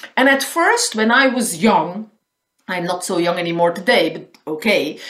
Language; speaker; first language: English; non-native, fluent; Dutch